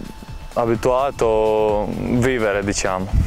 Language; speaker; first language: Italian; non-native, learner; Croatian